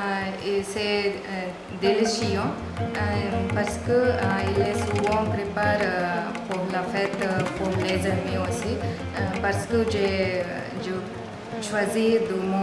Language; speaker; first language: French; non-native, learner; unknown